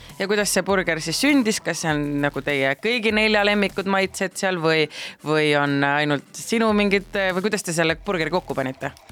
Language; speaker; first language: Estonian; native; Estonian